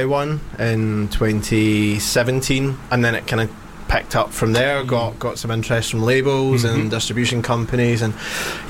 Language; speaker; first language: English; native; English